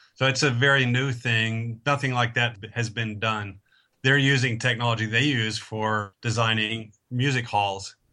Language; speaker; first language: English; native; English